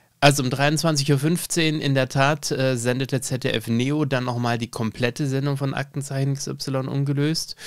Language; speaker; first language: German; native; German